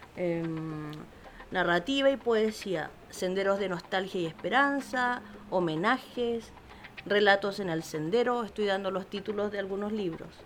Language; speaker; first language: Spanish; native; Spanish